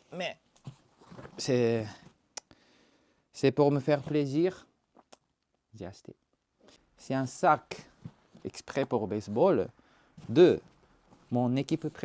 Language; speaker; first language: French; non-native, learner; Japanese